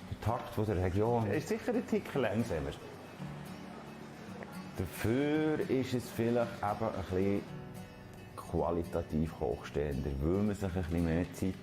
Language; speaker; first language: German; native; German